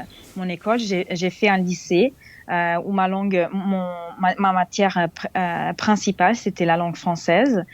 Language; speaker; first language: French; non-native, fluent; Serbian